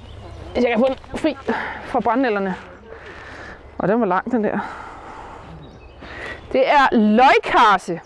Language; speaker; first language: Danish; native; Danish